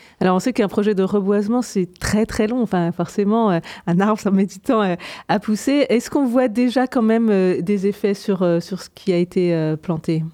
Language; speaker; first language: French; native; French